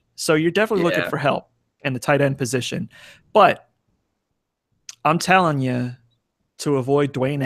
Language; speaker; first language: English; native; English